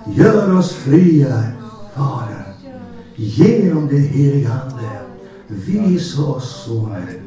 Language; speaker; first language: Swedish; non-native, fluent; English